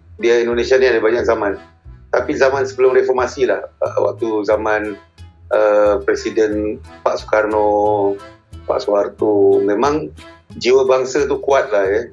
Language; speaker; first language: Malay; native; Malay